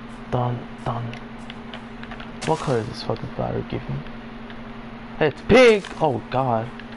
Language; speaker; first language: English; early bilingual, other home language; Spanish